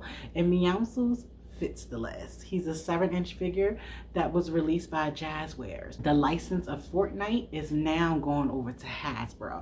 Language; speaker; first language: English; native; English